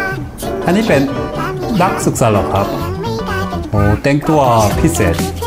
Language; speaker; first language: Thai; non-native, learner; Korean